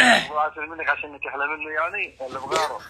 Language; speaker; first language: Arabic; native; Arabic